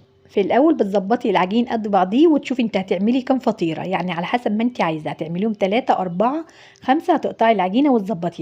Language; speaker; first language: Arabic; native; Arabic